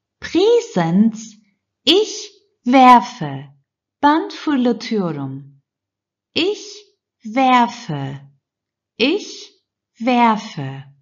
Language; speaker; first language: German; non-native, fluent; Turkish